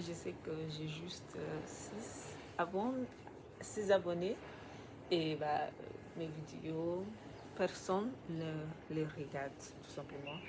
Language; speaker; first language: French; non-native, learner; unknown